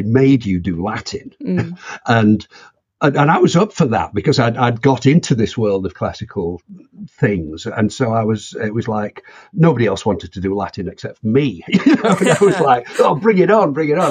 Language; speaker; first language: English; native; English